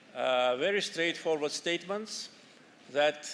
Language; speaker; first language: English; non-native, fluent; Azerbaijani